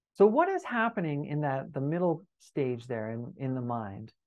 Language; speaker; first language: English; native; English